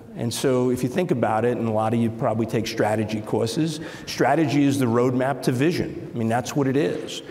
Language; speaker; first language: English; native; English